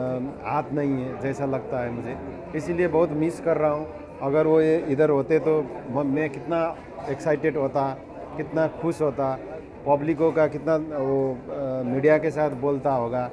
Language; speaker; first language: Hindi; non-native, fluent; Nepali